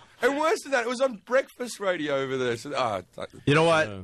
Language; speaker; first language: English; native; English